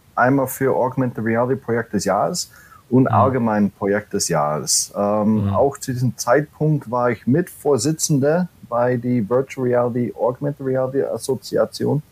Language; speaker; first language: German; non-native, fluent; English